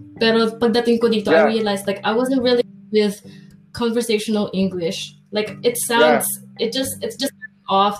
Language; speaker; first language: English; non-native, local second language; Filipino